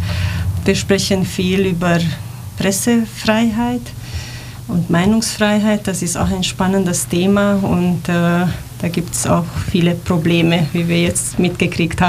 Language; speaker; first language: German; non-native, fluent; Romanian